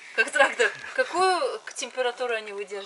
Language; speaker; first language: Russian; native; Russian